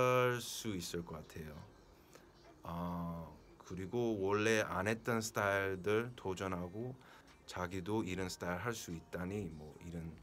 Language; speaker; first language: Korean; early bilingual, heritage; Korean